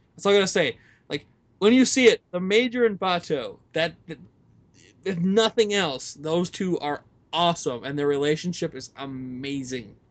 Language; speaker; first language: English; native; English